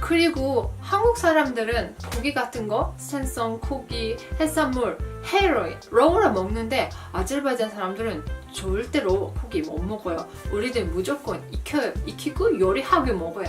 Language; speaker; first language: Korean; non-native, fluent; Azerbaijani